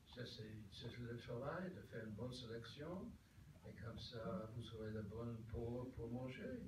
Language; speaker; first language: French; non-native, fluent; English